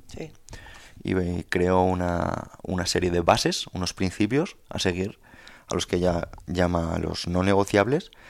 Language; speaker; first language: Spanish; native; Spanish